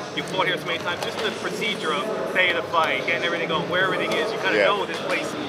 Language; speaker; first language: English; native; English